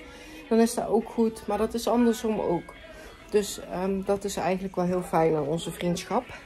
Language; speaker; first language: Dutch; native; Dutch